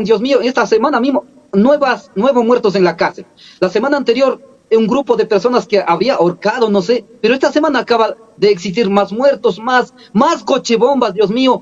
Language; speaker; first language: Spanish; native; Spanish